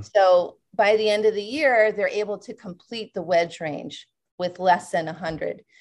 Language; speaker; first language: English; native; English